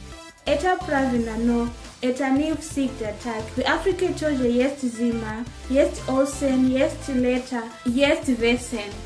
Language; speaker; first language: Russian; non-native, learner; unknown